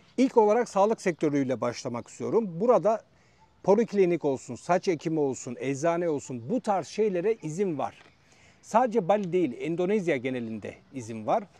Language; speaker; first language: Turkish; native; Turkish